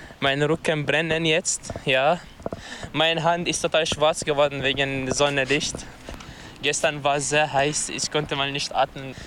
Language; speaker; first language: German; non-native, learner; Arabic